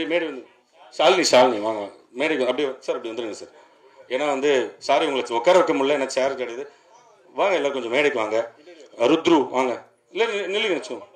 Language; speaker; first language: Tamil; native; Tamil